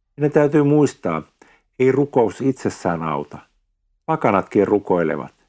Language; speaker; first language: Finnish; native; Finnish